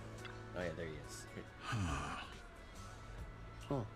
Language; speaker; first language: English; native; English